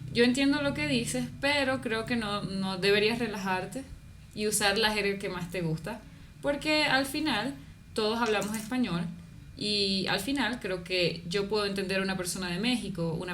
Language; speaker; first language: Spanish; native; Spanish